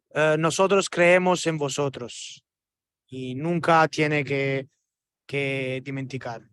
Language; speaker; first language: Spanish; non-native, learner; Italian